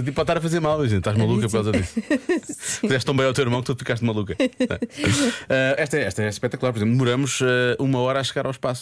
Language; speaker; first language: Portuguese; native; Portuguese